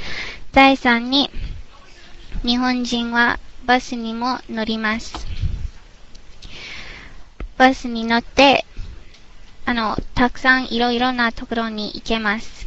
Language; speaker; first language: Japanese; non-native, learner; English